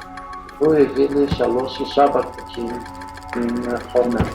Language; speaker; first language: Hebrew; non-native, fluent; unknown